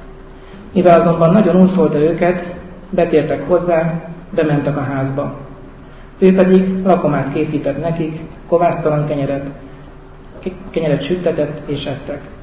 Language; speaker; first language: Hungarian; native; Hungarian